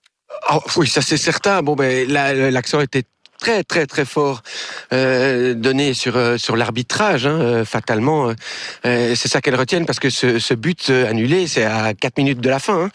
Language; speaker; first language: French; native; French